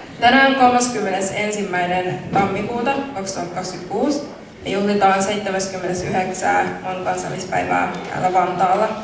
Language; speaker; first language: Finnish; early bilingual, other home language; Mon